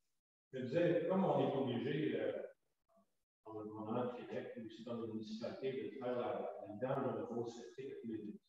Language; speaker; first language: French; native; French